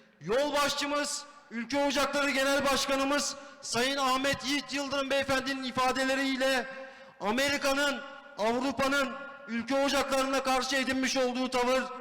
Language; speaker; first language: Turkish; native; Turkish